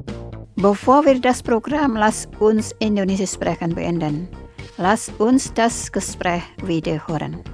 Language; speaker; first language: German; non-native, fluent; Indonesian